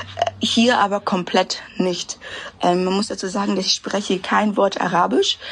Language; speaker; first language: German; non-native, fluent; English